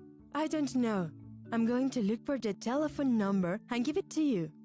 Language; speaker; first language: English; non-native, fluent; Spanish